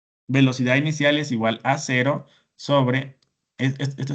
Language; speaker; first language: Spanish; native; Spanish